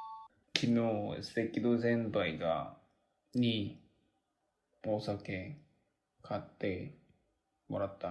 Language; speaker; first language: Japanese; non-native, learner; Korean